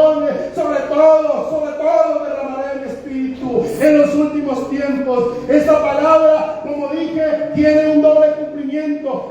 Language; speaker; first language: Spanish; native; Spanish